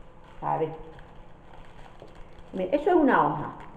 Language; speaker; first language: Spanish; native; Spanish